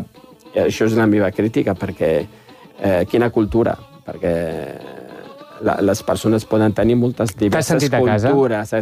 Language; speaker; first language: Catalan; non-native, fluent; Riffian